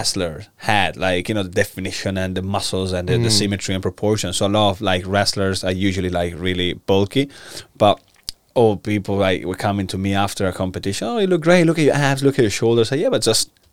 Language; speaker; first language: English; non-native, fluent; Italian